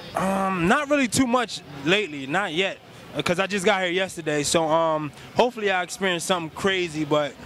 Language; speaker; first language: English; native; English